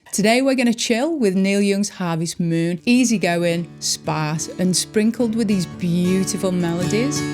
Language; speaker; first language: English; native; English